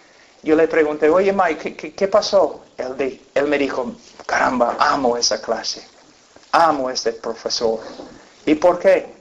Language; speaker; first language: Spanish; non-native, fluent; English